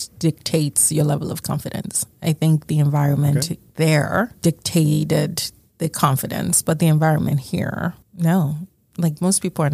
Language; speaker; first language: English; early bilingual, other home language; Yoruba